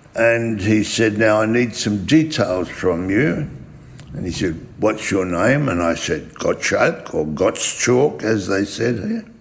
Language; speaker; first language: English; early bilingual, other home language; German